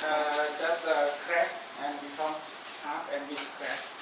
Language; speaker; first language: English; non-native, learner; Thai